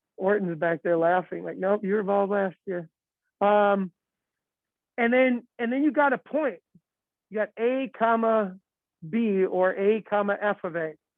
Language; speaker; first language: English; native; English